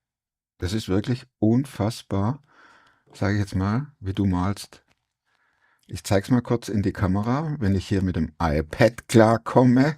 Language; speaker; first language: German; native; German